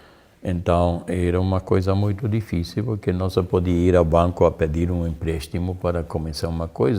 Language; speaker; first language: Portuguese; non-native, fluent; German